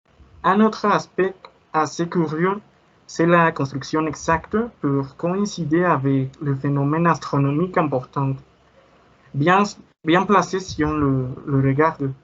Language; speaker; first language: French; non-native, learner; Spanish